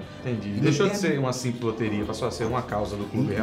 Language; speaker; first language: Portuguese; native; Portuguese